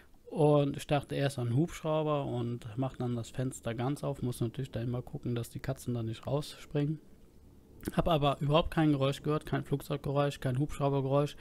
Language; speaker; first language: German; native; German